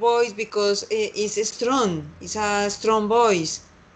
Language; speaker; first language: English; non-native, learner; Spanish